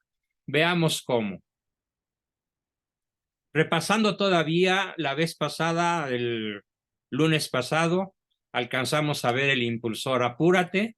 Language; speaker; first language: Spanish; native; Spanish